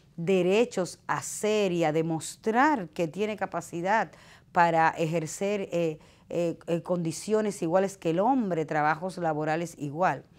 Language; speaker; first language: Spanish; native; Spanish